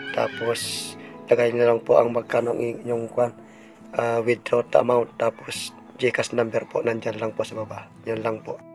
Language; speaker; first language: Filipino; non-native, local second language; Iloko